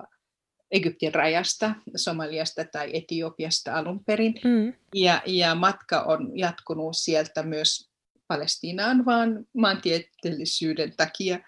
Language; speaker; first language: Finnish; non-native, fluent; Arabic